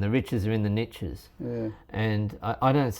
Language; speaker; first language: English; native; English